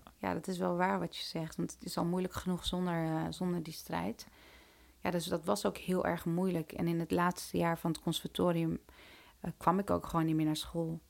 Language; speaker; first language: Dutch; early bilingual, other home language; Turkish